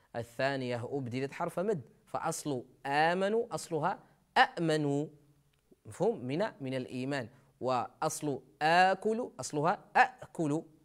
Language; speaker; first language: Arabic; native; Arabic